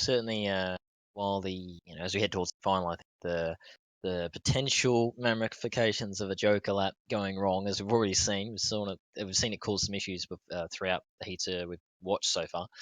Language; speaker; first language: English; native; English